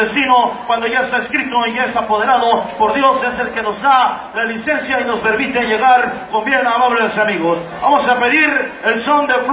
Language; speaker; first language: Spanish; native; Spanish